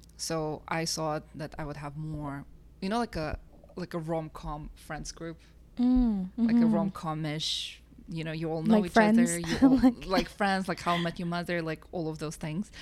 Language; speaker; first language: English; non-native, fluent; Russian